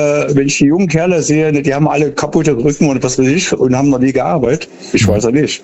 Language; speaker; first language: German; native; German